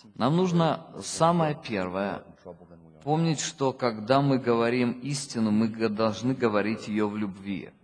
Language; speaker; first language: Russian; native; Russian